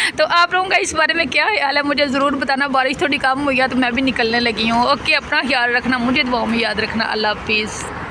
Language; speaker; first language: Urdu; non-native, local second language; Punjabi